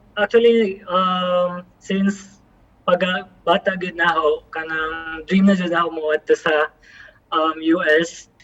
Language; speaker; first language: Cebuano; native; Cebuano